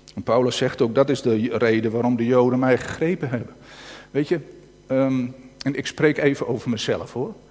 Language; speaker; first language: Dutch; native; Dutch